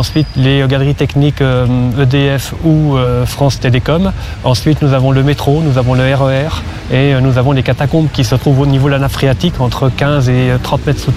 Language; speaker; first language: French; native; French